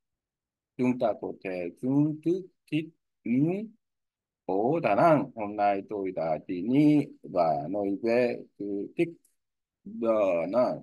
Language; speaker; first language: Vietnamese; non-native, learner; Korean